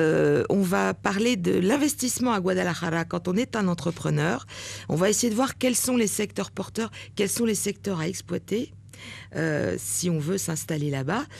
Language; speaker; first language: French; native; French